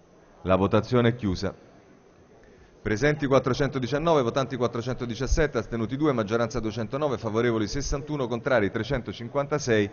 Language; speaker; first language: Italian; native; Italian